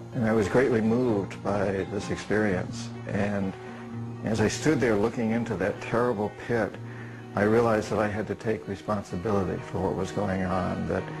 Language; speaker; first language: English; native; English